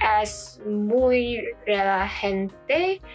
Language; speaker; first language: Spanish; non-native, learner; Malay